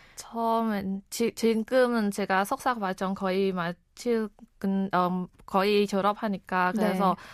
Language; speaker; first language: Korean; non-native, fluent; Khmer